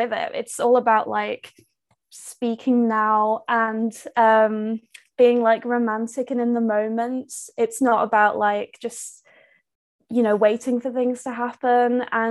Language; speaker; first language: English; native; English